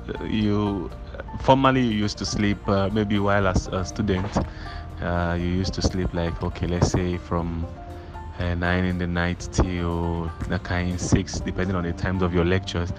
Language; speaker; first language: English; non-native, local second language; Igbo